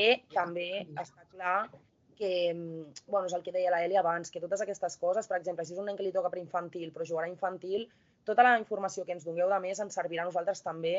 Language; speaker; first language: Catalan; native; Catalan